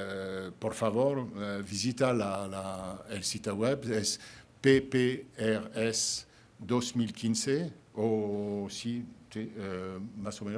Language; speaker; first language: Spanish; non-native, fluent; French